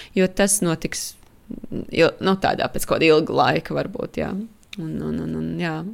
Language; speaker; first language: Latvian; native; Latvian